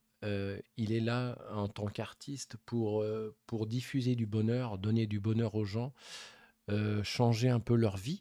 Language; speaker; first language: French; native; French